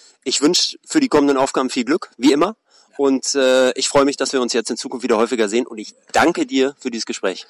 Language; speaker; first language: German; native; German